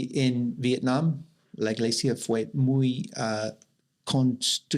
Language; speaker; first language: Spanish; non-native, learner; English